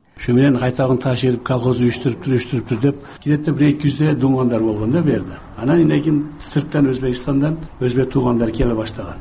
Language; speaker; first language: Kyrgyz; non-native, local second language; Uzbek